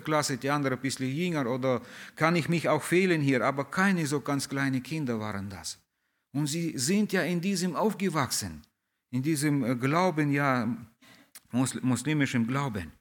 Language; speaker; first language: German; early bilingual, heritage; German